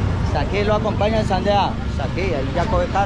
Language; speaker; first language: Spanish; native; Spanish